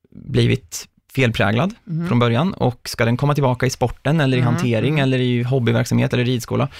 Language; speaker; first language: Swedish; native; Swedish